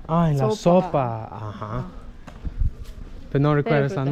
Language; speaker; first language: Spanish; non-native, fluent; English